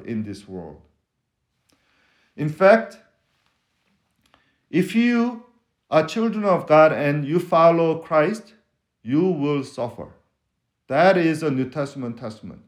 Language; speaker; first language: English; non-native, fluent; Korean